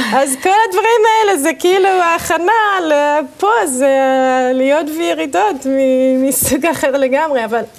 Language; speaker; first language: Hebrew; early bilingual, other home language; English